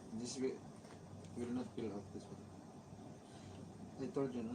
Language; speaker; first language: English; non-native, local second language; Filipino